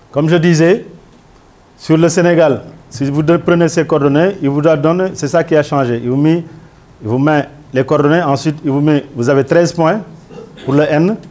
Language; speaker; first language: French; non-native, local second language; Wolof